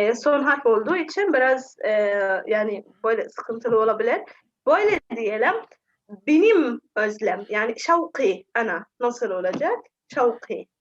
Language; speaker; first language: Turkish; non-native, learner; Arabic